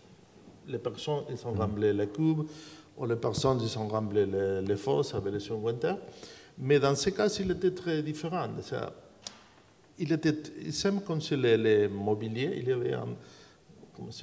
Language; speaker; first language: French; non-native, learner; Spanish